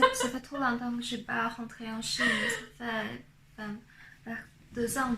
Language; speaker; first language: French; non-native, fluent; Chinese